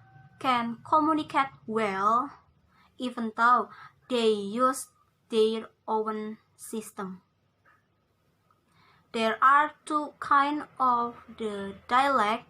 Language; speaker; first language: English; non-native, learner; Indonesian